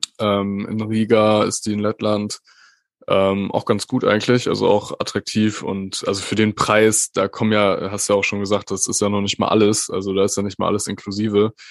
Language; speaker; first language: German; native; German